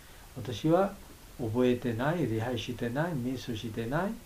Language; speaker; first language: Japanese; non-native, learner; Bangla